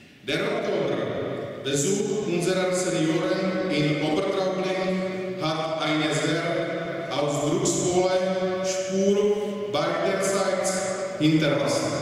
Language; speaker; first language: German; non-native, fluent; Czech